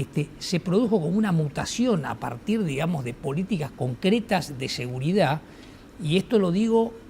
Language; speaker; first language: Spanish; native; Spanish